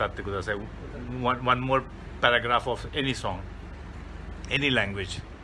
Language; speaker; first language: English; non-native, local second language; Hindi